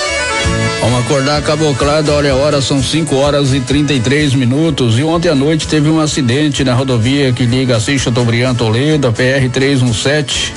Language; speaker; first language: Portuguese; native; Portuguese